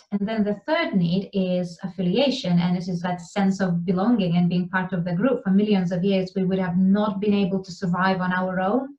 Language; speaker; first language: English; non-native, fluent; Lithuanian